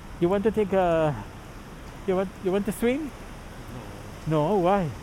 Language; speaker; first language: English; non-native, learner; Spanish